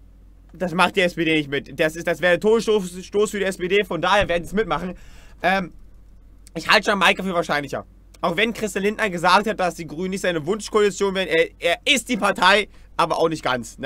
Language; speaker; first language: German; native; German